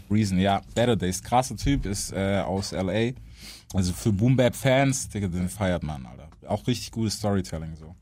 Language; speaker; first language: German; native; German